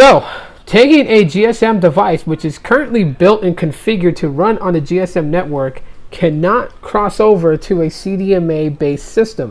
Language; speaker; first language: English; native; English